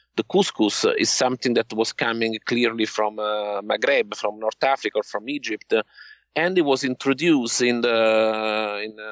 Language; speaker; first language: English; non-native, fluent; Italian